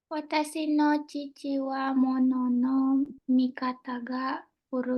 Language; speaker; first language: Japanese; non-native, learner; Indonesian